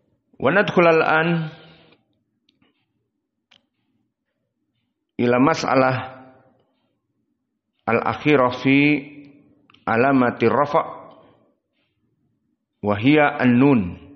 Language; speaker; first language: Arabic; non-native, fluent; Indonesian